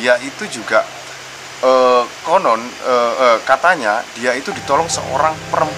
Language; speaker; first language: Indonesian; native; Indonesian